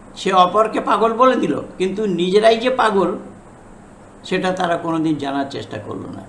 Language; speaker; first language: Bangla; non-native, fluent; Hindi